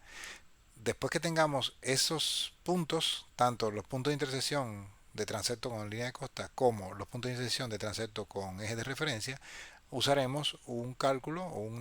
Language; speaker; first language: Spanish; native; Spanish